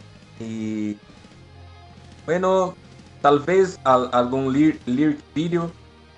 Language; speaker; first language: Spanish; non-native, learner; Portuguese